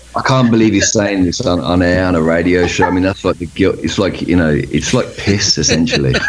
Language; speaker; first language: English; native; English